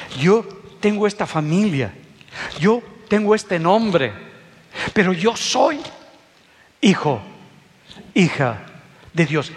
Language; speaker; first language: Spanish; native; Spanish